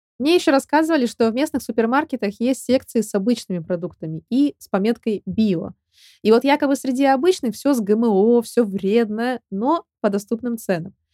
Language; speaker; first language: Russian; native; Russian